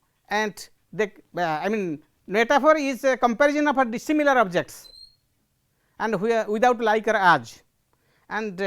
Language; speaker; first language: English; non-native, local second language; Odia